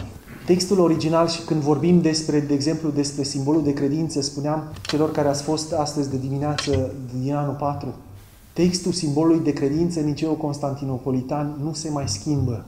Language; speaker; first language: Romanian; native; Romanian